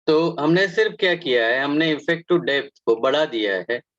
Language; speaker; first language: Hindi; non-native, local second language; Marathi